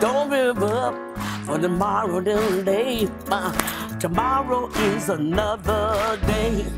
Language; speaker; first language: English; native; English